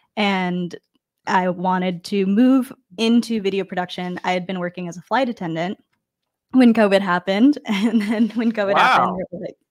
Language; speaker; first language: English; native; English